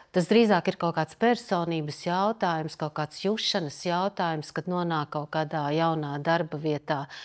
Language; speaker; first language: Latvian; native; Latvian